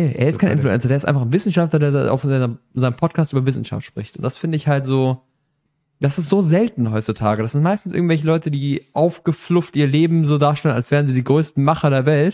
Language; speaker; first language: German; native; German